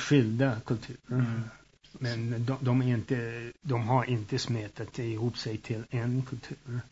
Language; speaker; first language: Swedish; early bilingual, heritage; Swedish